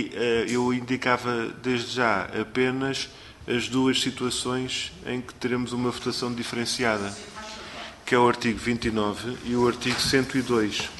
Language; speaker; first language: Portuguese; native; Portuguese